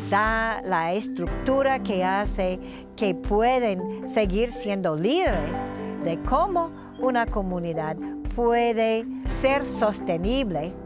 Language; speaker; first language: Spanish; non-native, fluent; English